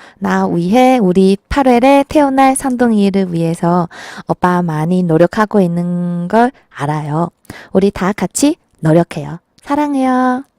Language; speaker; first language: Korean; non-native, fluent; Chinese